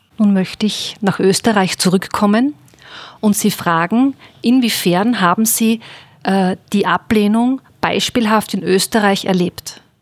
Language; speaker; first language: German; native; German